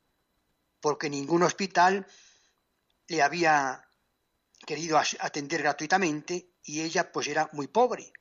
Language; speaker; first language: Spanish; native; Spanish